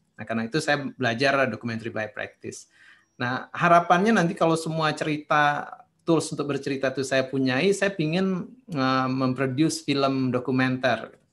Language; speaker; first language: Indonesian; native; Indonesian